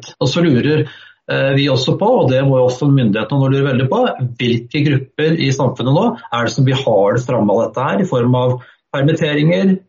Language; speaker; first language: Norwegian; native; Norwegian